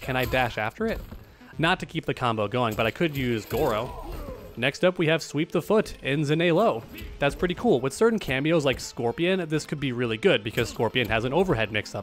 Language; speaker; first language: English; native; English